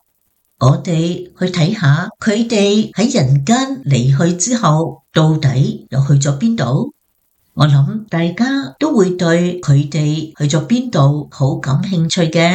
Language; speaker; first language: Chinese; native; Chinese